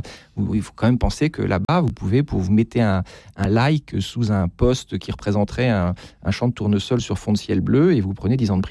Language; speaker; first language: French; native; French